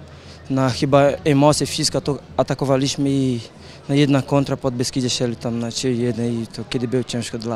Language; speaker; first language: Polish; non-native, learner; Portuguese